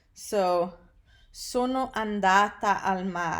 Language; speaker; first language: Italian; non-native, fluent; English